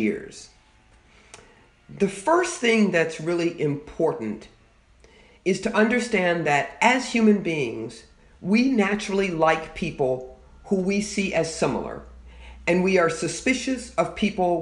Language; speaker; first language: English; native; English